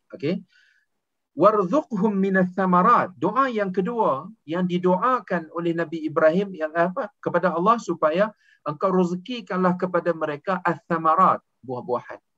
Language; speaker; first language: Malay; native; Malay